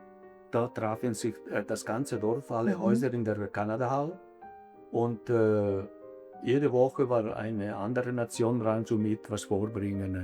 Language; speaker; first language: German; early bilingual, other home language; Italian